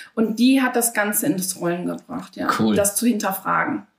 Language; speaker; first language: German; native; German